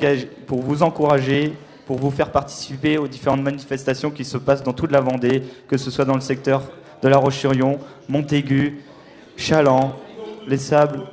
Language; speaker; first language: French; native; French